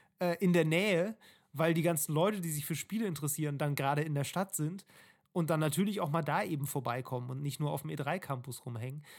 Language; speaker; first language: German; native; German